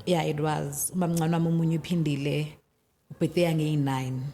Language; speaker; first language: Zulu; native; Zulu